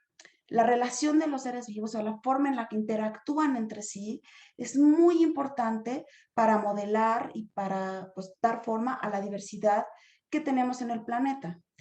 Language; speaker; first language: Spanish; native; Spanish